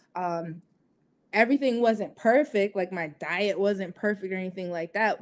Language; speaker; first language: English; native; English